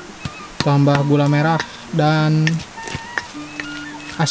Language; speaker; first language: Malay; non-native, local second language; Javanese